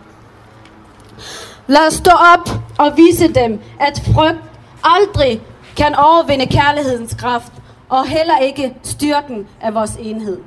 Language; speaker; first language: Danish; early bilingual, other home language; Arabic